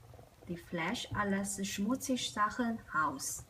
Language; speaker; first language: German; non-native, learner; Chinese